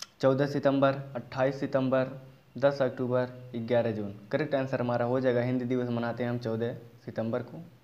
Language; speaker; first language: Hindi; native; Hindi